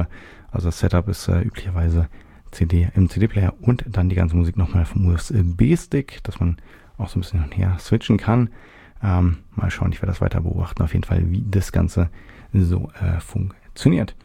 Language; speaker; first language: German; native; German